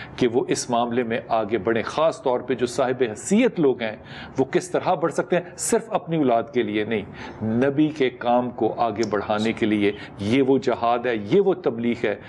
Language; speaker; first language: Urdu; native; Urdu